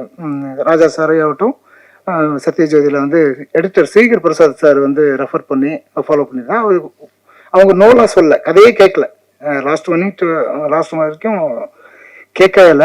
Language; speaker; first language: Tamil; native; Tamil